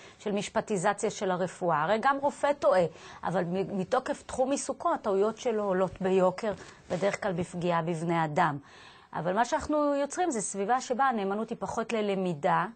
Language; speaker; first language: Hebrew; native; Hebrew